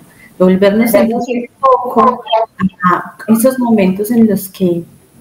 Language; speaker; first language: Spanish; native; Spanish